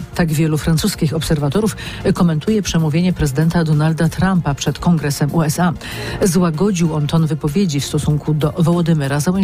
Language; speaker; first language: Polish; native; Polish